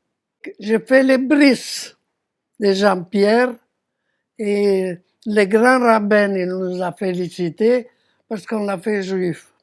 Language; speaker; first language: French; non-native, fluent; Romanian